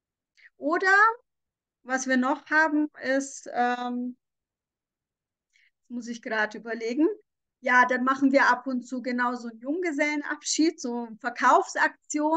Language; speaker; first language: German; native; German